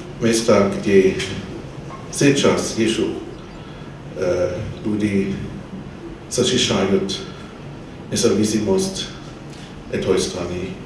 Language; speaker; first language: Russian; non-native, learner; German